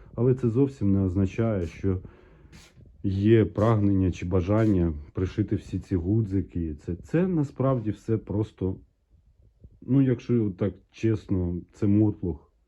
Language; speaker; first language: Ukrainian; non-native, local second language; Russian